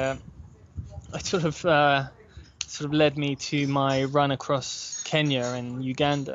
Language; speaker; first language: English; native; English